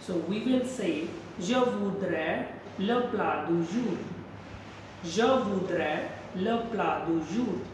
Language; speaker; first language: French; non-native, fluent; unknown